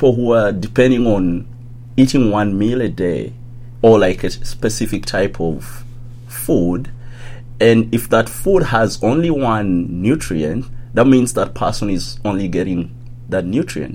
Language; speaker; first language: English; non-native, local second language; Ganda